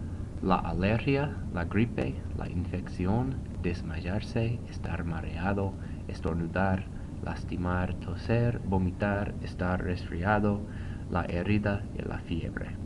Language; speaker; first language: Spanish; non-native, fluent; English